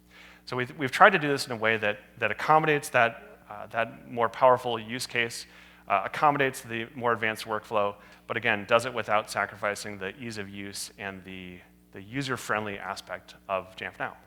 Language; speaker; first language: English; native; English